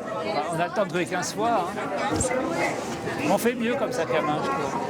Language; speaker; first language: French; native; French